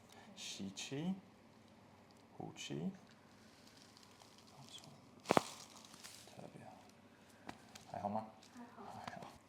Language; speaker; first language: Chinese; non-native, learner; English